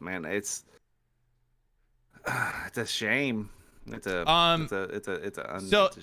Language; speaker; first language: English; native; English